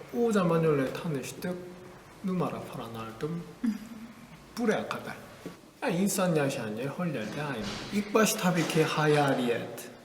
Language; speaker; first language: Turkish; non-native, learner; Korean